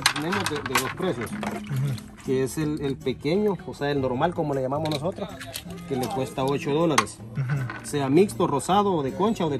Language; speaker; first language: Spanish; native; Spanish